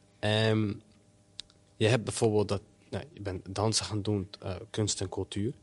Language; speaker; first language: Dutch; early bilingual, other home language; Somali